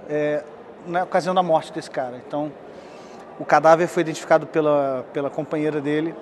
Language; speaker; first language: Portuguese; native; Portuguese